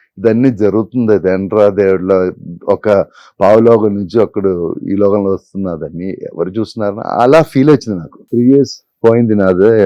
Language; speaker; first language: Telugu; non-native, fluent; Malayalam